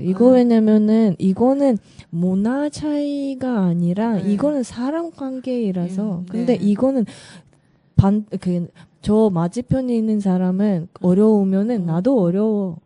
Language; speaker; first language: Korean; non-native, learner; Russian